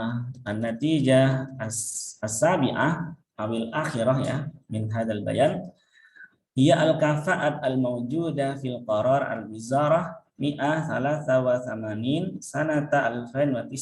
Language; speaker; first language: Arabic; non-native, fluent; Indonesian